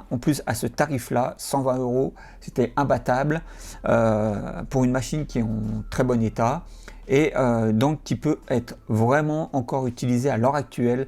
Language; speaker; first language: French; native; French